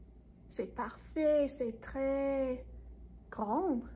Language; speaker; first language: French; non-native, learner; English